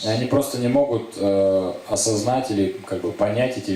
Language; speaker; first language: Russian; native; Russian